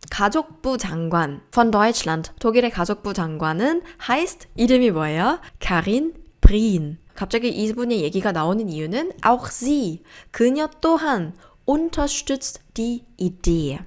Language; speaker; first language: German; non-native, fluent; Korean